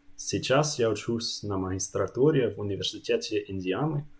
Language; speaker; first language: Russian; non-native, fluent; English